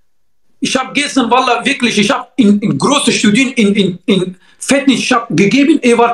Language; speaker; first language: German; non-native, learner; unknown